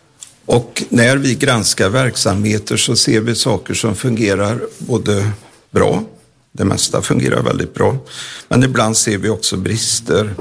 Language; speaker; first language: Swedish; native; Swedish